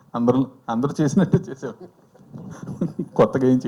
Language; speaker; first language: Telugu; native; Telugu